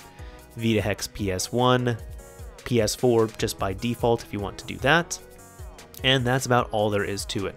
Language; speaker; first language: English; native; English